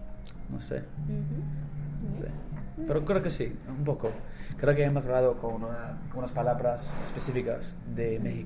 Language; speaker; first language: Spanish; non-native, learner; English